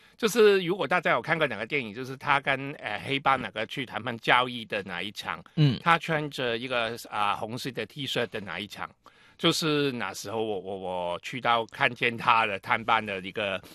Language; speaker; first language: Chinese; non-native, local second language; Cantonese